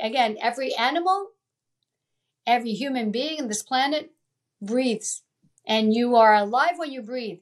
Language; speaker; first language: English; early bilingual, other home language; Italian